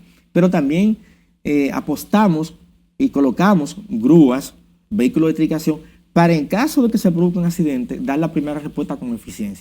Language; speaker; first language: Spanish; native; Spanish